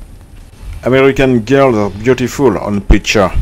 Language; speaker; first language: English; non-native, learner; French